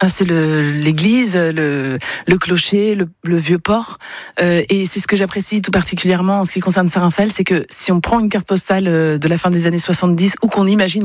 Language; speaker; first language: French; native; French